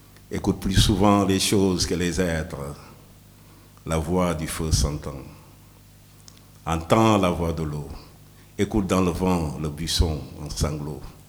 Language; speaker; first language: French; non-native, local second language; Wolof